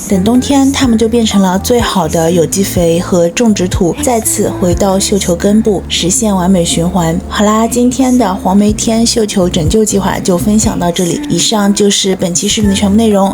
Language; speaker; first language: Chinese; native; Chinese